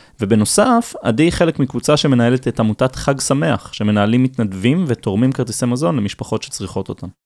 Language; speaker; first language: Hebrew; native; Hebrew